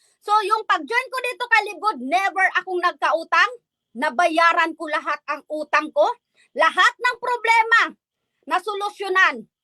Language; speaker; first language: Filipino; non-native, local second language; Waray